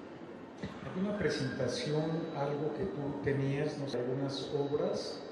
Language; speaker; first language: Spanish; native; Spanish